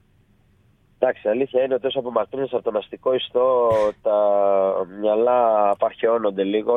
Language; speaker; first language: Greek; native; Greek